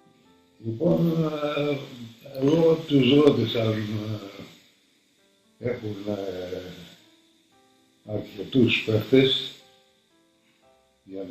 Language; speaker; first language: Greek; early bilingual, heritage; Greek